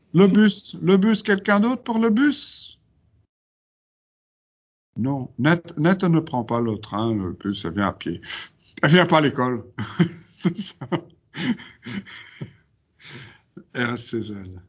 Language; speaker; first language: French; non-native, fluent; Dutch